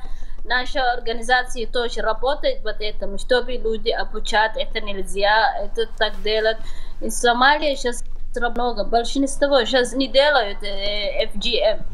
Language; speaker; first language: Russian; non-native, learner; Somali